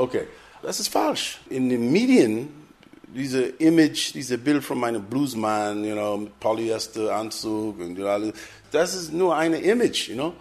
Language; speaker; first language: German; non-native, fluent; English